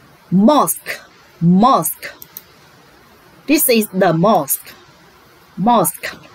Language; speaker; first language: English; non-native, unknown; Vietnamese